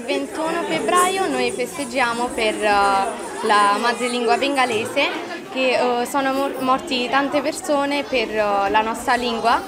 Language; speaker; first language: Italian; non-native, learner; Bangla